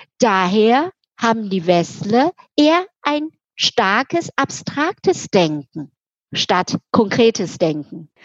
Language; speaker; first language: German; non-native, fluent; Chinese